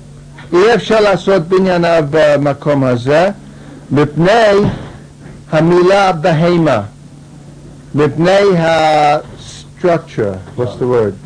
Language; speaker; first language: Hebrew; non-native, fluent; English